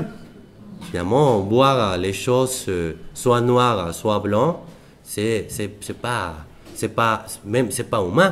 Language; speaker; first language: French; non-native, fluent; Spanish